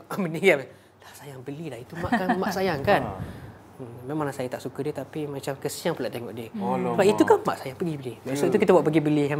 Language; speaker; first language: Malay; native; Malay